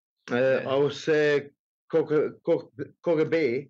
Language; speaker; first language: English; non-native, fluent; Albanian